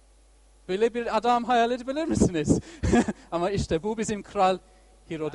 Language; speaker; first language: Turkish; non-native, fluent; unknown